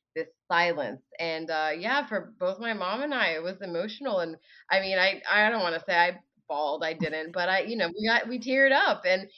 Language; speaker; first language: English; early bilingual, other home language; Arabic